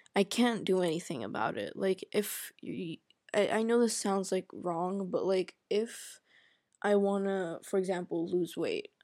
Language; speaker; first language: English; non-native, fluent; Arabic